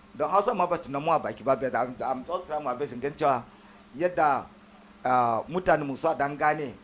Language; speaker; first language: Hausa; non-native, local second language; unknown